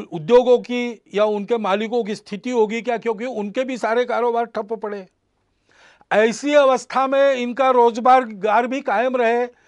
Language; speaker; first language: Hindi; non-native, local second language; Marathi